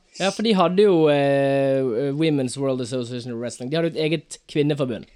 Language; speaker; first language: Norwegian; native; Norwegian